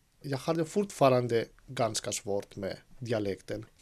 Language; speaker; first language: Swedish; non-native, fluent; Greek